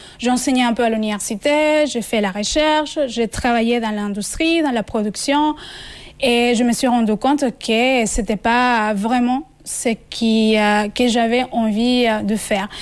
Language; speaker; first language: French; non-native, fluent; Spanish